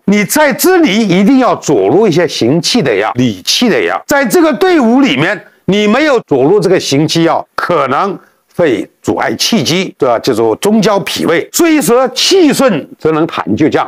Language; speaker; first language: Chinese; native; Chinese